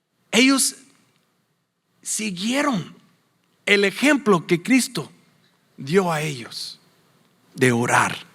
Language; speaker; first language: Spanish; non-native, fluent; English